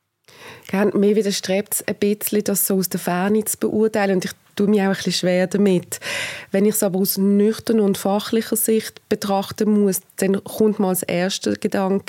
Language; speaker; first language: German; native; German